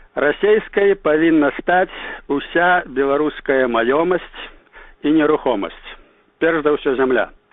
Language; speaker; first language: Belarusian; native; Belarusian